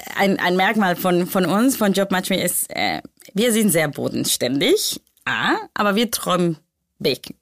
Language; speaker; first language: German; non-native, fluent; Spanish